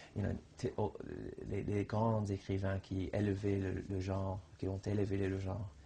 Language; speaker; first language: French; non-native, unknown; English